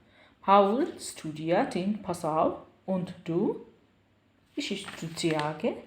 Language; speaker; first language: German; non-native, learner; Bangla